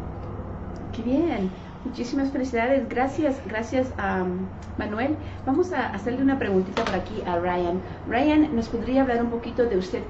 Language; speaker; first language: Spanish; native; Spanish